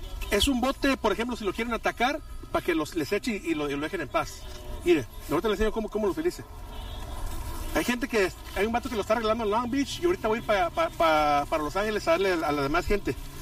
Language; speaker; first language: Spanish; early bilingual, heritage; Spanish